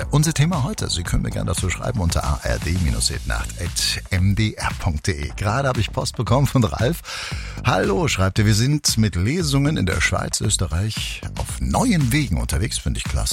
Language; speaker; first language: German; native; German